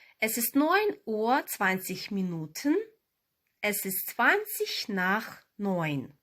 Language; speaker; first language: German; non-native, fluent; Ukrainian